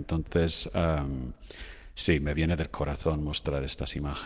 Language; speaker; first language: Spanish; non-native, fluent; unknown